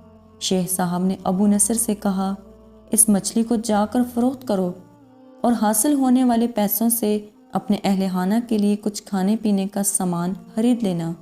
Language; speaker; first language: Urdu; native; Urdu